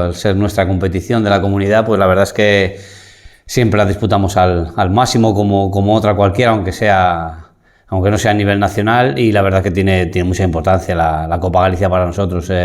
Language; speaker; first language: Spanish; native; Spanish